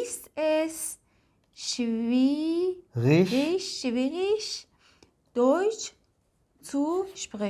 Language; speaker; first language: German; non-native, learner; Persian